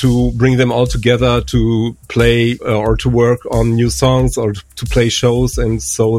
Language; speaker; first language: English; non-native, fluent; German